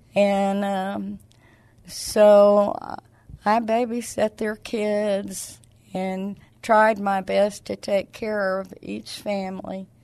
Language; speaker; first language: English; native; English